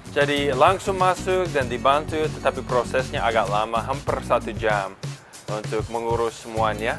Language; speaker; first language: Indonesian; non-native, fluent; English